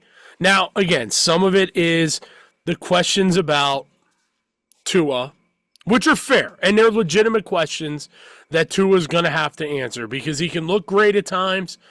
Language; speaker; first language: English; native; English